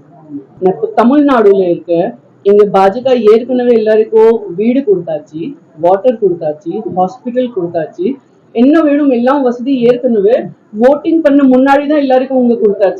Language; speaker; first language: Tamil; non-native, learner; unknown